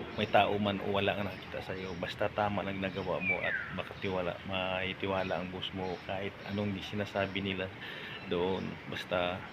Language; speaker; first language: Filipino; non-native, local second language; Hiligaynon